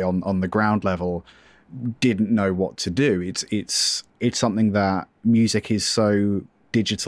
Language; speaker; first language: English; native; English